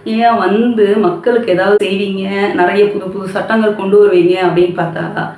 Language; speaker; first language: Tamil; non-native, local second language; Telugu